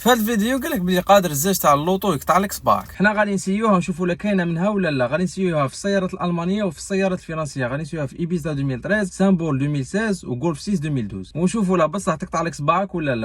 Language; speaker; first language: Arabic; native; Arabic